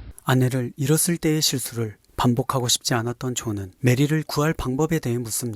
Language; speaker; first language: Korean; native; Korean